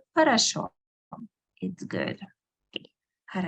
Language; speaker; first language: Russian; non-native, fluent; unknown